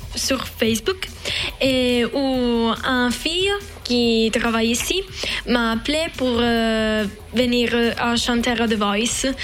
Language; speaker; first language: French; non-native, learner; Italian